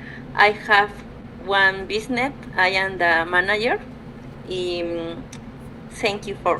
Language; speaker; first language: English; non-native, learner; Spanish